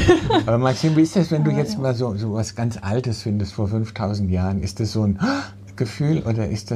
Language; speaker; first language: German; native; German